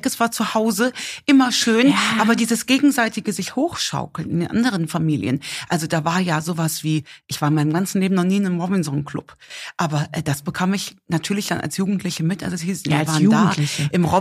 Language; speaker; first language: German; native; German